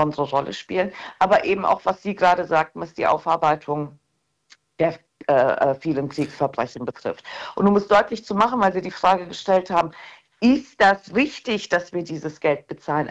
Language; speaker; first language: German; early bilingual, other home language; Turkish